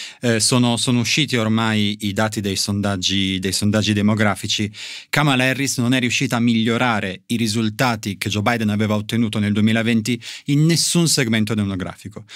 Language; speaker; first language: Italian; native; Italian